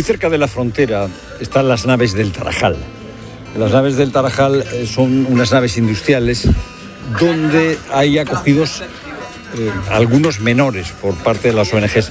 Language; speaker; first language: Spanish; native; Spanish